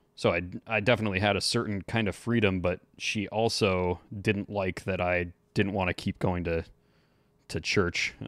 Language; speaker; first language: English; native; English